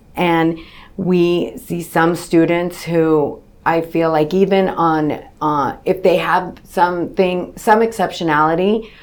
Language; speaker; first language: English; early bilingual, other home language; Spanish